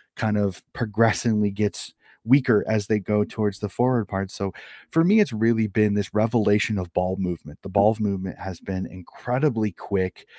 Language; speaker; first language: English; native; English